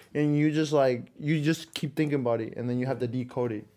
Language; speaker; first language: English; early bilingual, other home language; Spanish